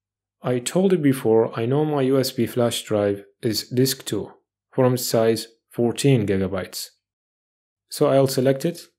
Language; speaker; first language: English; non-native, fluent; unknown